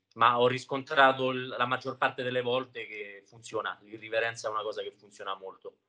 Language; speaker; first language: Italian; native; Italian